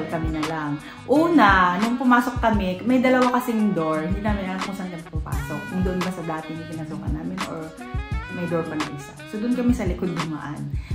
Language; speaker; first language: Filipino; native; Filipino